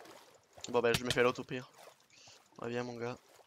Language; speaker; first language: French; native; French